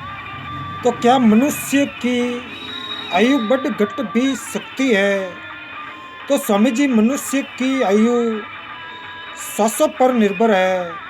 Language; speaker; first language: Hindi; native; Hindi